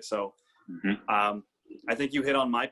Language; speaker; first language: English; native; English